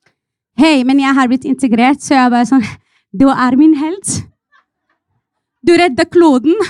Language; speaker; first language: Norwegian; non-native, fluent; Arabic